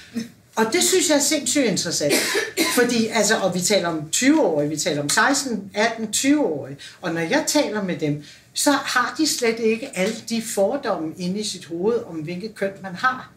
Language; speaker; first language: Danish; native; Danish